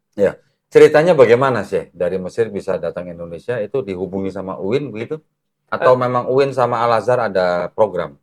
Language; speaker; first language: Indonesian; native; Indonesian